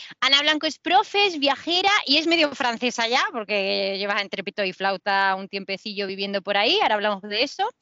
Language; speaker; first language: Spanish; native; Spanish